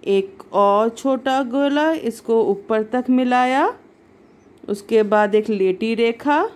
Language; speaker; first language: Hindi; native; Hindi